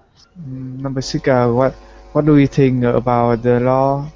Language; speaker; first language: English; non-native, learner; Vietnamese